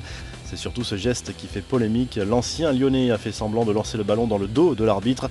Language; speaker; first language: French; native; French